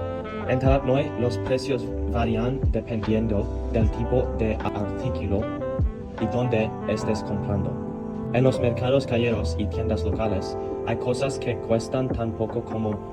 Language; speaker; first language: Spanish; non-native, learner; Thai